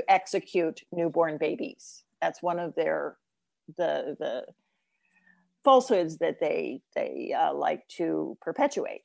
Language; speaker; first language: English; native; English